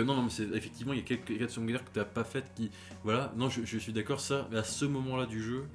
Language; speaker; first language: French; native; French